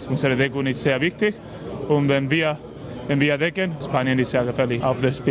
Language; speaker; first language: German; non-native, learner; Spanish